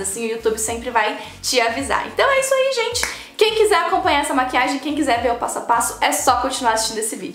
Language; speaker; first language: Portuguese; native; Portuguese